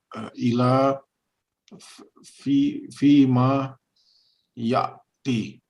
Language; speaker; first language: Arabic; non-native, learner; Indonesian